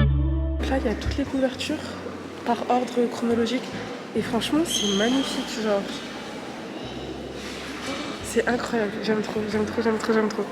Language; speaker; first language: French; native; French